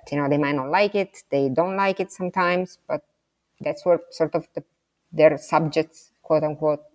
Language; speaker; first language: English; non-native, fluent; Italian